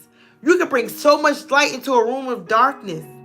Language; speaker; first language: English; native; English